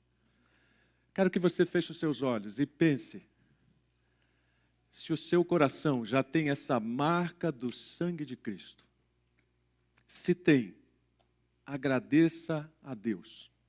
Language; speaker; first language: Portuguese; native; Portuguese